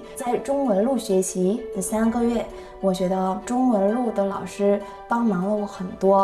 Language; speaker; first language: Chinese; non-native, fluent; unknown